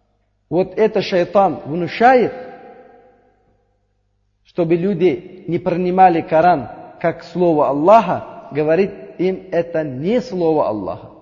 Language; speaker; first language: Russian; non-native, learner; Uzbek